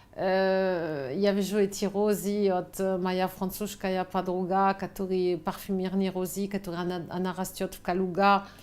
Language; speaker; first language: Russian; non-native, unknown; French